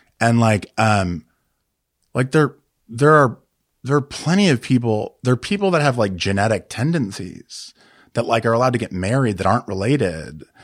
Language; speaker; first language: English; native; English